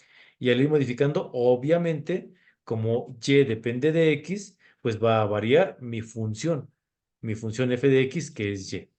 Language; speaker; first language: Spanish; native; Spanish